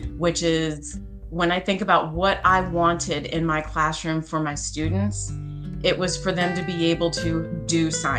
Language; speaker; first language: English; native; English